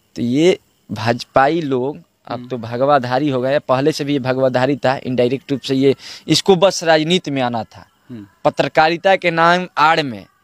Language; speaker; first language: Hindi; native; Hindi